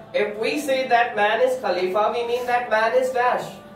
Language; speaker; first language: English; non-native, local second language; Urdu